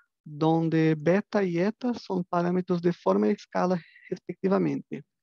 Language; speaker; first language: Portuguese; non-native, learner; Spanish